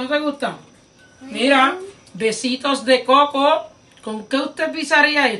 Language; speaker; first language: Spanish; native; Spanish